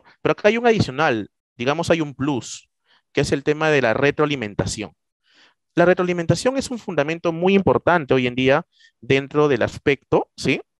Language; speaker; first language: Spanish; native; Spanish